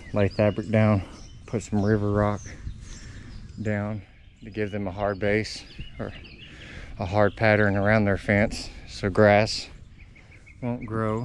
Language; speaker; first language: English; native; English